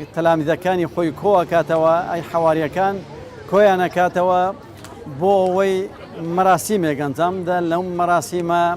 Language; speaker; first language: Central Kurdish; non-native, local second language; Assyrian Neo-Aramaic